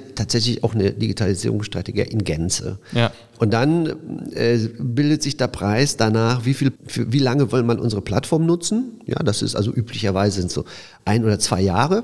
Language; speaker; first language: German; early bilingual, other home language; Polish